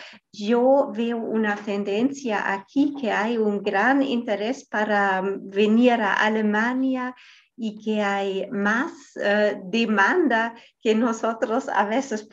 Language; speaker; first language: Spanish; non-native, fluent; German